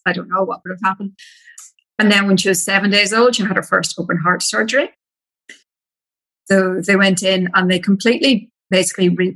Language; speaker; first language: English; native; English